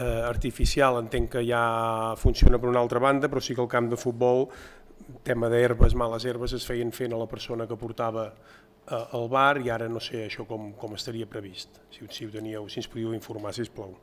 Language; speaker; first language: Catalan; native; Catalan